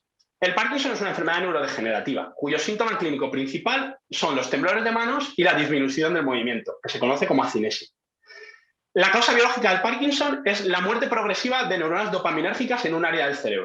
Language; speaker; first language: Spanish; native; Spanish